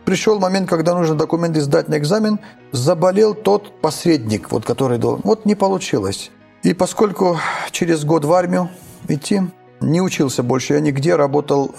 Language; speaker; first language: Russian; non-native, local second language; Armenian